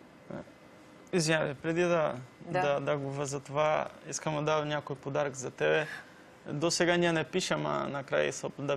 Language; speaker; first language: Bulgarian; non-native, learner; Portuguese